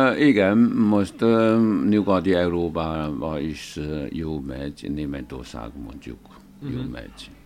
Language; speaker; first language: Hungarian; non-native, learner; Chinese